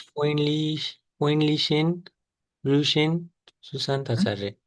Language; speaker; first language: German; non-native, learner; Nepali